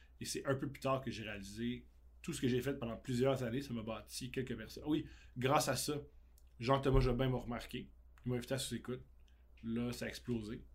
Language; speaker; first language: French; native; French